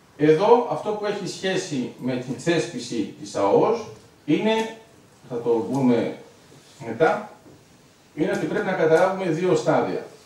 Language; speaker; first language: Greek; early bilingual, heritage; Greek